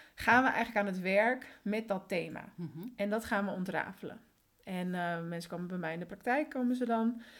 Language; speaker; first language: Dutch; early bilingual, other home language; Spanish